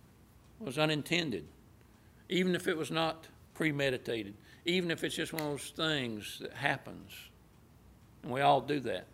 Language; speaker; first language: English; native; English